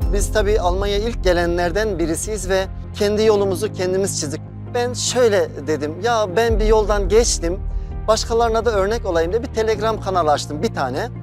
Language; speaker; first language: Turkish; native; Turkish